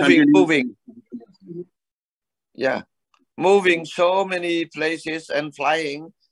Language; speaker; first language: English; non-native, learner; Vietnamese